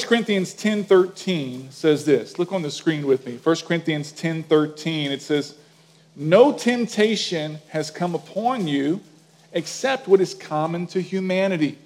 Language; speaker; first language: English; native; English